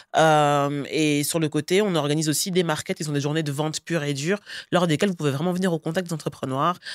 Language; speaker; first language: French; native; French